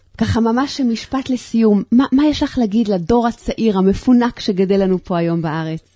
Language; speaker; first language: Hebrew; native; Hebrew